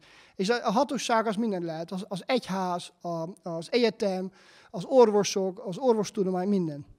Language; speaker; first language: Hungarian; non-native, fluent; Dutch